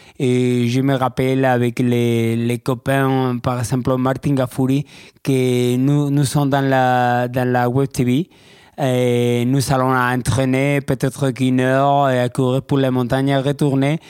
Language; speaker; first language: French; non-native, learner; Spanish